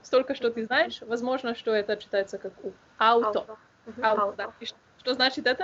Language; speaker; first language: Russian; non-native, learner; Slovenian